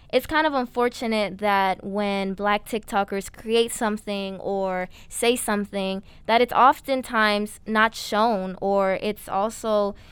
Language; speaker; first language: English; native; English